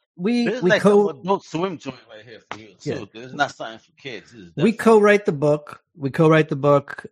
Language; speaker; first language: English; native; English